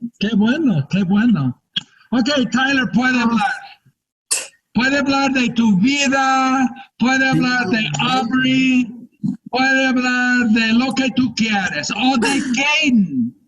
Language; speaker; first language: Spanish; non-native, fluent; English